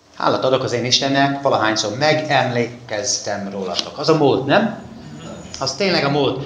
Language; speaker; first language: Hungarian; non-native, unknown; English